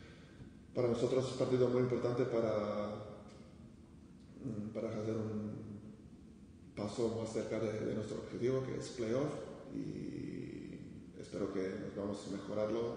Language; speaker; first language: Spanish; non-native, fluent; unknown